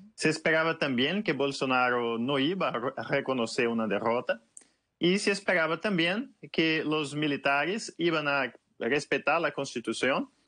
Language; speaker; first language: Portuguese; native; Portuguese